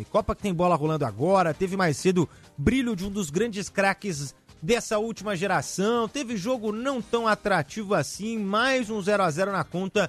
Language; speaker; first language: Portuguese; native; Portuguese